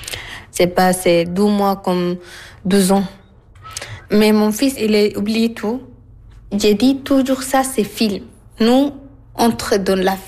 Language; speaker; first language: French; non-native, learner; Arabic